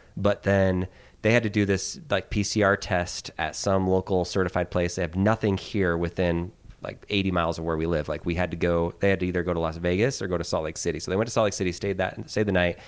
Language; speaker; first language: English; native; English